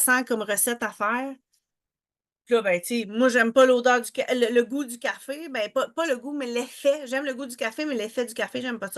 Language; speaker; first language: French; native; French